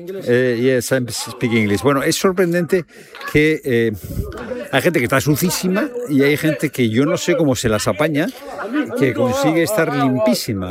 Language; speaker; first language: Spanish; native; Spanish